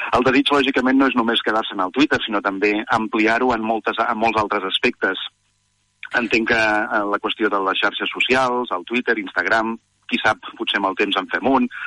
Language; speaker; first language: Catalan; native; Catalan